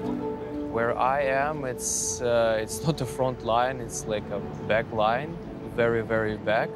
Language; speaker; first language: English; non-native, fluent; Ukrainian